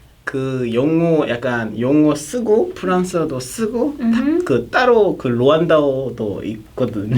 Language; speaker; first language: Korean; non-native, fluent; Kinyarwanda